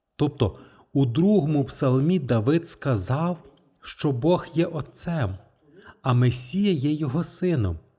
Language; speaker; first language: Ukrainian; non-native, fluent; French